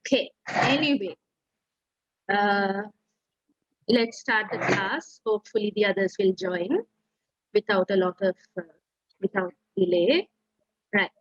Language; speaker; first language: English; non-native, local second language; Sinhala